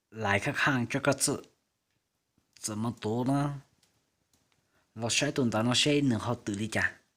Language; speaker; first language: Chinese; non-native, fluent; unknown